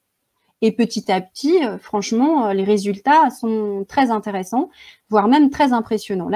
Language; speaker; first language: French; native; French